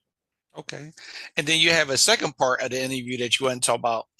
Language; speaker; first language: English; native; English